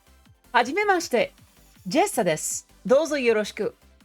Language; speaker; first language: Japanese; non-native, learner; English